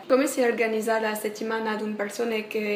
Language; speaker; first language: Italian; non-native, learner; French